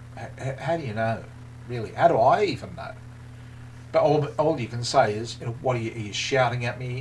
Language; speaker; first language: English; native; English